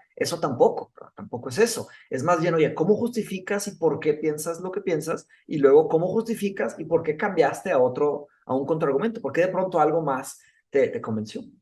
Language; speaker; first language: Spanish; early bilingual, other home language; Portuguese